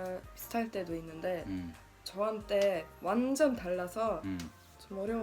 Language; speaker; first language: Korean; non-native, learner; Swedish